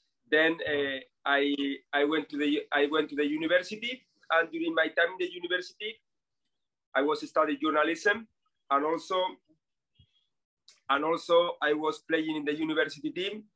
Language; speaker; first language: English; non-native, fluent; Spanish